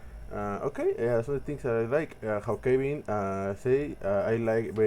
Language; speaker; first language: English; non-native, learner; Spanish